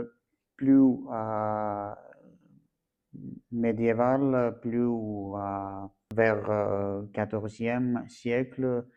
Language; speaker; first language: French; non-native, fluent; Armenian